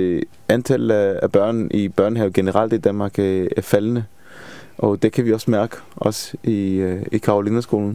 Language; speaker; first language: Danish; non-native, fluent; Hebrew